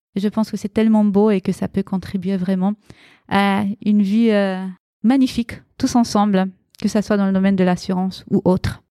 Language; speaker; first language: French; early bilingual, other home language; Romanian